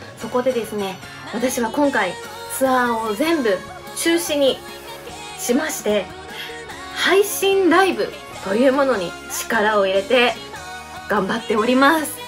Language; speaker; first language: Japanese; native; Japanese